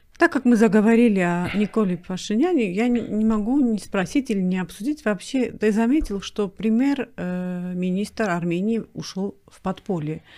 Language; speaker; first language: Russian; non-native, local second language; Armenian